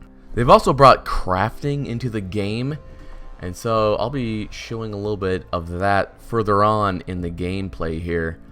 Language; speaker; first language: English; native; English